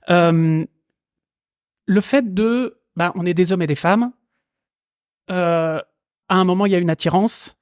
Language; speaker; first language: French; native; French